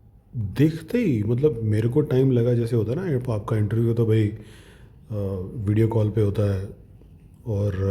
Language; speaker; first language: Hindi; native; Hindi